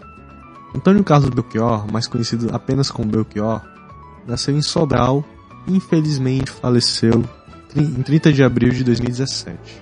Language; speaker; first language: Portuguese; native; Portuguese